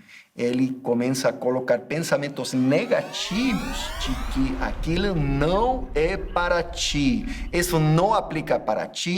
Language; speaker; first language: Portuguese; non-native, fluent; English